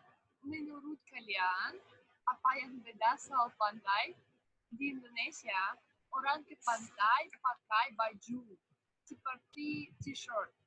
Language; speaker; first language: Indonesian; non-native, fluent; Russian